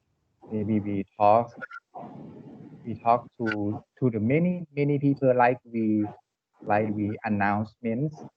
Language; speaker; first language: English; non-native, learner; Thai